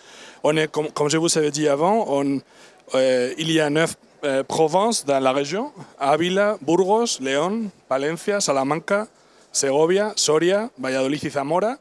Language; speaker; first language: French; non-native, learner; Spanish